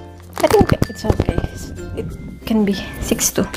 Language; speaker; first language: English; non-native, local second language; Filipino